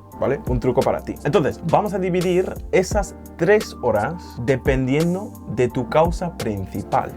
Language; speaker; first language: Spanish; non-native, fluent; English